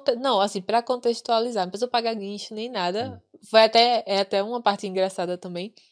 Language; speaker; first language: Portuguese; native; Portuguese